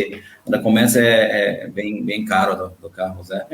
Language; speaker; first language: Portuguese; non-native, learner; English